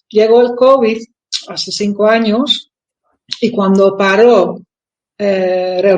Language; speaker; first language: Spanish; non-native, fluent; Dutch